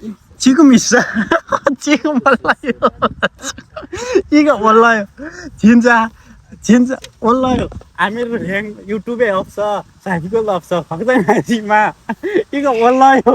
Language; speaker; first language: Korean; non-native, learner; Nepali